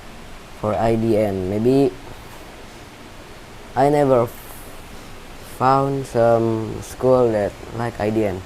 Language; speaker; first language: English; non-native, learner; Indonesian